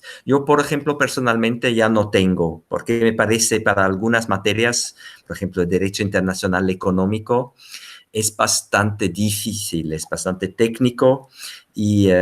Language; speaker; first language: Spanish; non-native, fluent; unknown